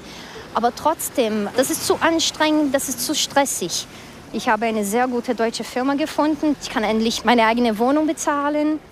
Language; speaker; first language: German; early bilingual, other home language; Portuguese